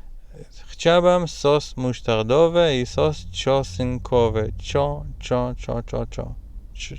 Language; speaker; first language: Polish; non-native, learner; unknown